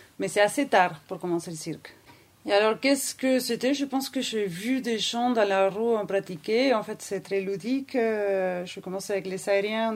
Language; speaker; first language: French; non-native, fluent; Spanish